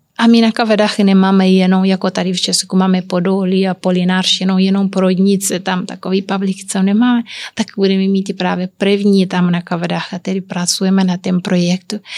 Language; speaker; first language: Czech; non-native, learner; Kabuverdianu